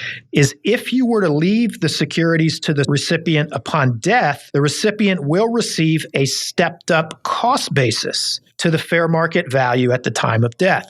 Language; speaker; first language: English; native; English